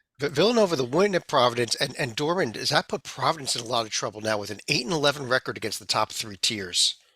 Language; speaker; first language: English; native; English